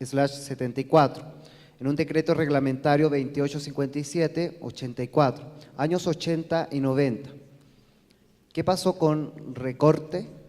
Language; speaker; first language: Spanish; native; Spanish